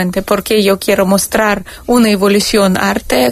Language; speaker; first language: Spanish; non-native, fluent; Russian